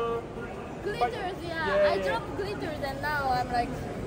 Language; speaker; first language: English; non-native, fluent; Japanese